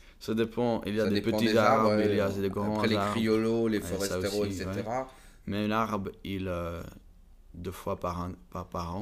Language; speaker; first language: French; non-native, learner; Dutch